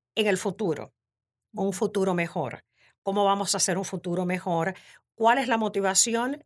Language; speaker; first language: Spanish; native; Spanish